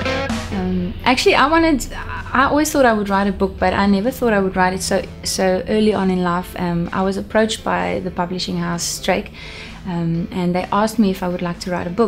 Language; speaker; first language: English; non-native, local second language; Afrikaans